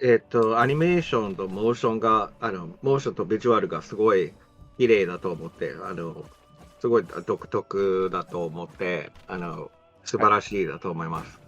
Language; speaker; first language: Japanese; non-native, fluent; English